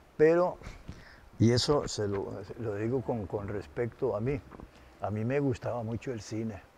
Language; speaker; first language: Spanish; native; Spanish